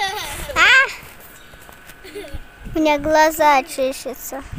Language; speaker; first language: Russian; early bilingual, heritage; Russian